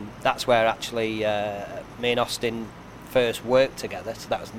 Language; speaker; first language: English; native; English